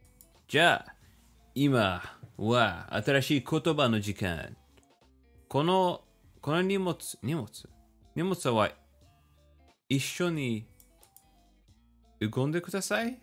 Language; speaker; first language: Japanese; non-native, learner; English